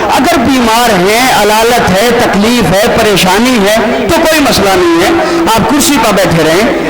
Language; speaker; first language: Urdu; native; Urdu